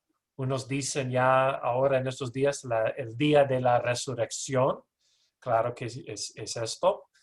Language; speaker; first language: Spanish; non-native, fluent; English